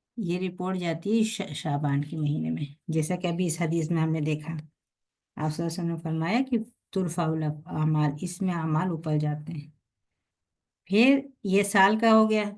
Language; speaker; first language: Urdu; native; Urdu